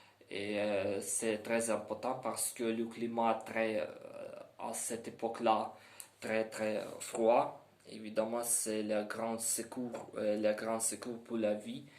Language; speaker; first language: French; non-native, learner; Ukrainian